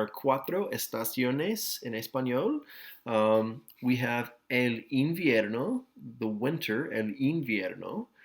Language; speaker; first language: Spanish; non-native, fluent; English